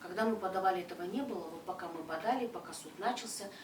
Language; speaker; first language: Russian; non-native, local second language; Kazakh